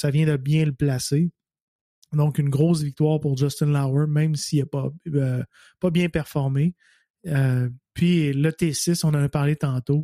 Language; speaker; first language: French; native; French